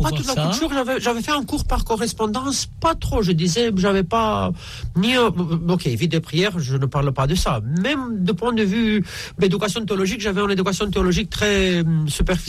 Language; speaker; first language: French; non-native, fluent; Romanian